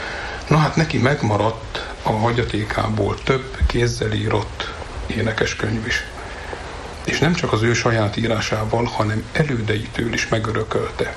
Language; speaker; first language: Hungarian; native; Hungarian